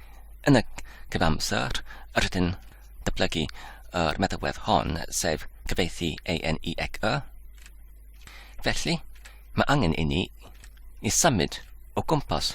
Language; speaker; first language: Welsh; non-native, learner; English